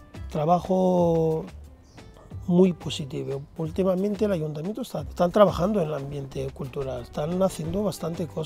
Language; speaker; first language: Spanish; non-native, fluent; Arabic